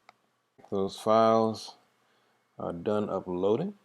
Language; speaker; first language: English; native; English